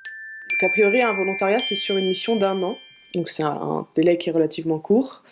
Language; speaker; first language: French; native; French